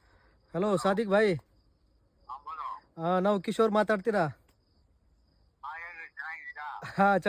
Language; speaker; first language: Kannada; non-native, learner; Marathi